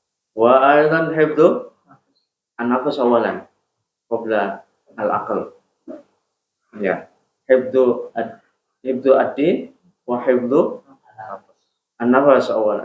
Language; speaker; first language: Arabic; non-native, fluent; Indonesian